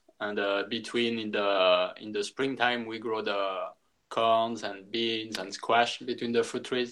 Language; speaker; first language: English; non-native, fluent; French